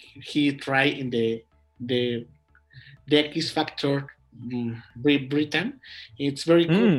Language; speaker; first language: English; non-native, learner; Spanish